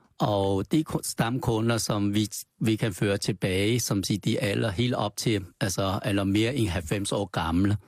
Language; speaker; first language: Danish; non-native, learner; Chinese